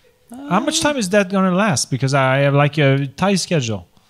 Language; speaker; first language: English; non-native, fluent; French